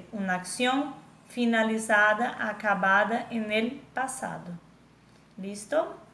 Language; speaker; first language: Spanish; non-native, fluent; Portuguese